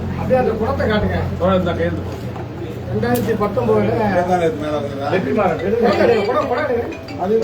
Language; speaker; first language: Tamil; native; Tamil